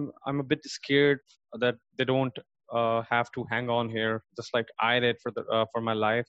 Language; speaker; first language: English; non-native, local second language; Urdu